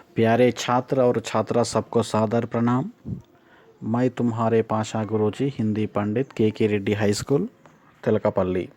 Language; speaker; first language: Hindi; non-native, local second language; Telugu